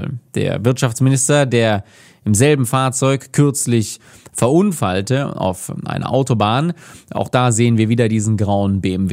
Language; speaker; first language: German; native; German